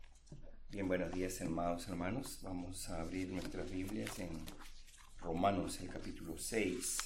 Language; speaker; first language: Spanish; native; Spanish